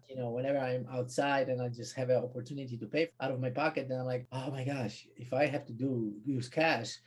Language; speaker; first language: English; non-native, fluent; Polish